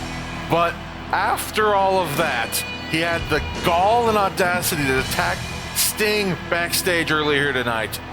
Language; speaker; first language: English; native; English